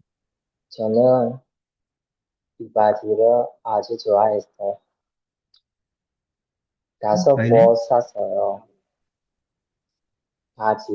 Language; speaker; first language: Korean; non-native, learner; Chinese